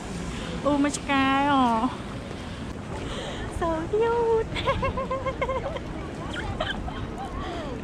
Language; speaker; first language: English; non-native, learner; Khmer